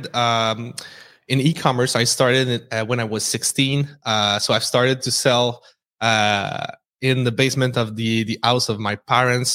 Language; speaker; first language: English; non-native, fluent; French